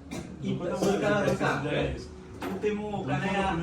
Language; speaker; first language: Japanese; non-native, learner; Bangla